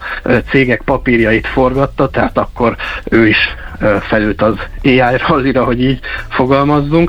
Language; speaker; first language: Hungarian; native; Hungarian